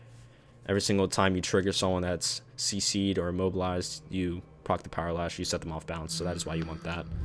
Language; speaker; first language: English; native; English